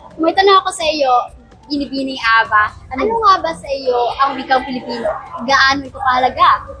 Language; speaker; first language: Filipino; non-native, local second language; Aklanon